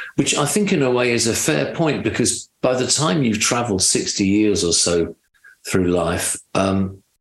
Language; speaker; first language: English; native; English